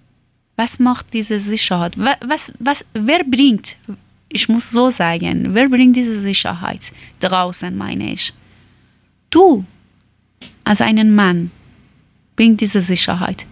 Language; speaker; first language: German; non-native, learner; Persian